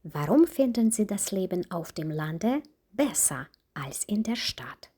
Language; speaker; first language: German; non-native, fluent; Ukrainian